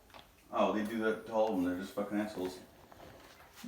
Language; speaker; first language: English; native; English